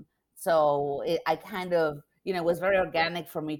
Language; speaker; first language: English; non-native, fluent; Spanish